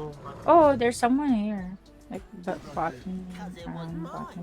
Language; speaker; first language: English; non-native, local second language; Filipino